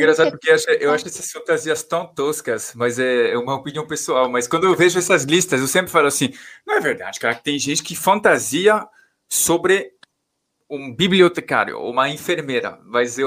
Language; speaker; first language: Portuguese; non-native, fluent; French